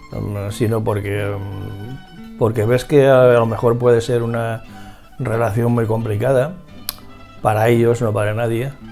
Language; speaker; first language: Spanish; native; Spanish